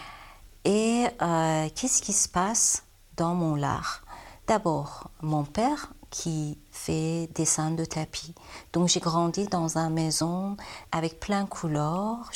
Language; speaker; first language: French; non-native, learner; Persian